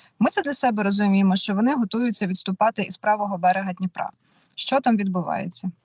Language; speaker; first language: Ukrainian; non-native, local second language; Russian